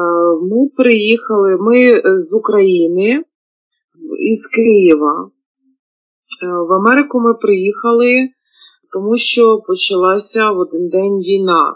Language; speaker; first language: Ukrainian; non-native, local second language; Russian